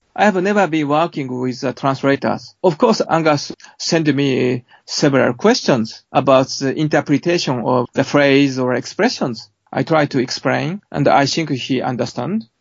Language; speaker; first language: English; non-native, fluent; Japanese